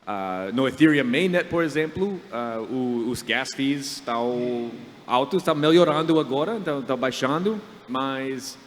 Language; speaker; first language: Portuguese; non-native, fluent; English